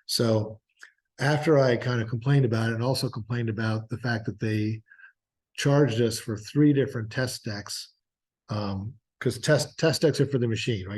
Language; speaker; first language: English; native; English